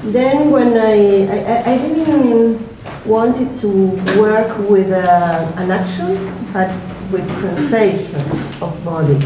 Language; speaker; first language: English; non-native, learner; Spanish